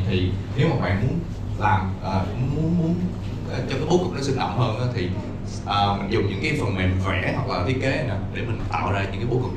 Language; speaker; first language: Vietnamese; native; Vietnamese